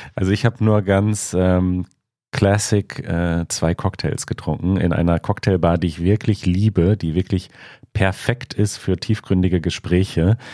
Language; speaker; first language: German; native; German